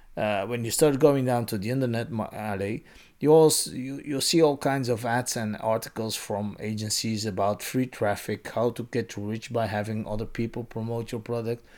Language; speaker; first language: English; non-native, fluent; Dutch